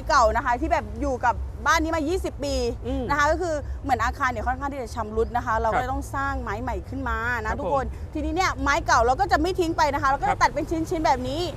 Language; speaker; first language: Thai; native; Thai